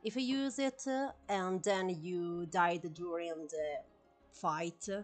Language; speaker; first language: English; non-native, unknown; Italian